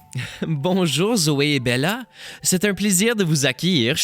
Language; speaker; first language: French; native; French